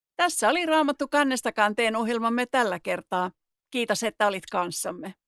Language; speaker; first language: Finnish; native; Finnish